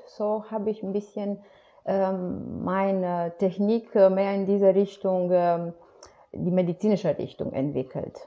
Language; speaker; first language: German; non-native, fluent; Romanian